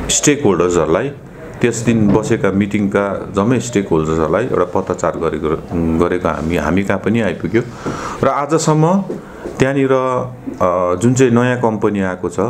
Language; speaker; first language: Nepali; native; Nepali